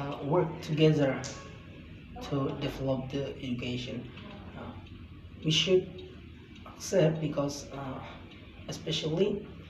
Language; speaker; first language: English; non-native, learner; Indonesian